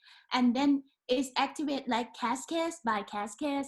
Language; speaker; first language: English; non-native, learner; Thai